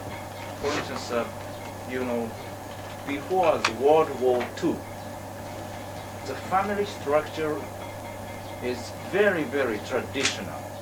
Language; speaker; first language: English; non-native, learner; Japanese